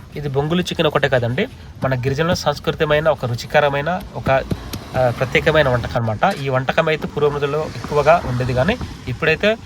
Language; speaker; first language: Telugu; native; Telugu